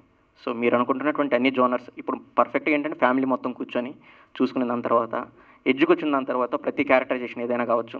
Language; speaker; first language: Telugu; native; Telugu